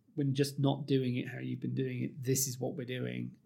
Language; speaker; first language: English; native; English